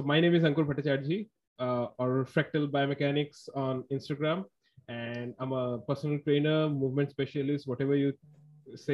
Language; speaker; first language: English; non-native, local second language; Assamese